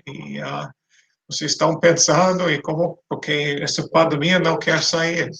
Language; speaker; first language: Portuguese; non-native, fluent; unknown